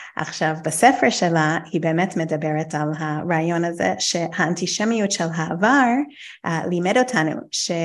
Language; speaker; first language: Hebrew; non-native, fluent; English